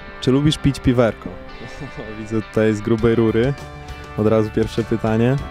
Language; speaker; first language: Polish; early bilingual, other home language; Ukrainian